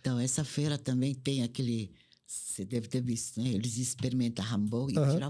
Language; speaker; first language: Portuguese; non-native, fluent; Korean